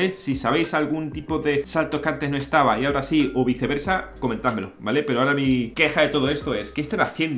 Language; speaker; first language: Spanish; native; Spanish